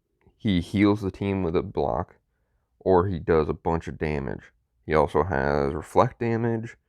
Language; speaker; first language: English; native; English